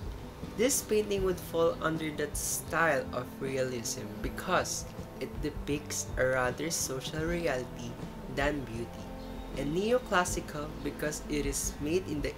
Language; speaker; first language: English; non-native, local second language; Filipino